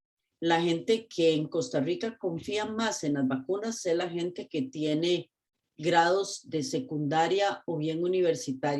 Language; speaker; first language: Spanish; native; Spanish